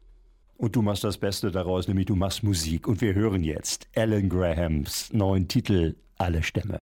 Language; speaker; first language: German; native; German